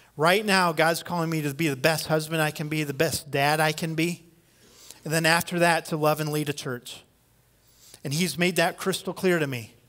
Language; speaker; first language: English; native; English